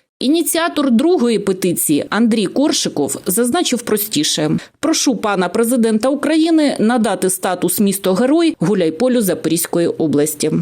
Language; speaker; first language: Ukrainian; native; Ukrainian